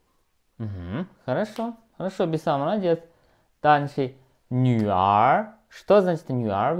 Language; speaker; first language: Russian; non-native, learner; Chinese